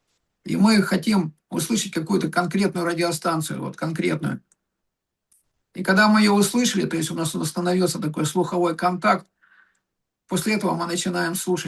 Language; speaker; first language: Russian; native; Russian